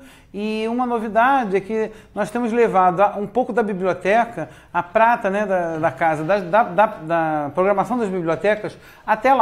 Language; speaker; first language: Portuguese; native; Portuguese